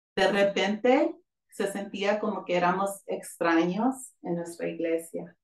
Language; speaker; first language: Spanish; early bilingual, heritage; Spanish